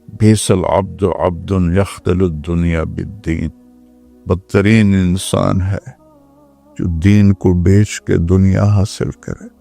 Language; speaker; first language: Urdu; non-native, local second language; Punjabi